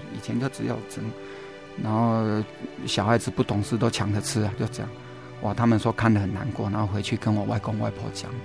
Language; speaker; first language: Chinese; native; Chinese